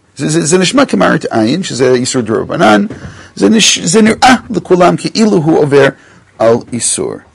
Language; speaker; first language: Hebrew; non-native, fluent; English